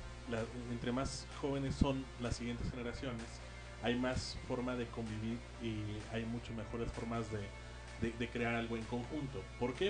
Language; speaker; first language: Spanish; native; Spanish